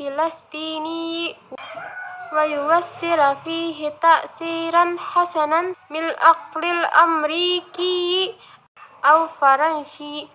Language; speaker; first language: Arabic; non-native, learner; Indonesian